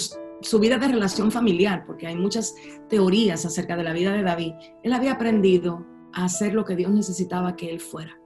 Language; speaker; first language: Spanish; native; Spanish